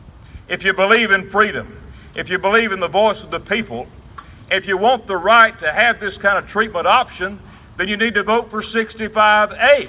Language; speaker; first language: English; native; English